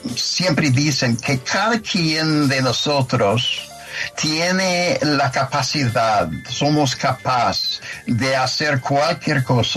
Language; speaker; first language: Spanish; non-native, fluent; English